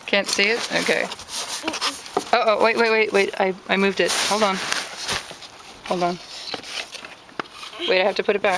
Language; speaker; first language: English; native; English